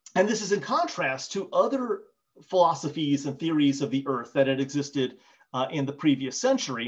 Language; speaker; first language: English; native; English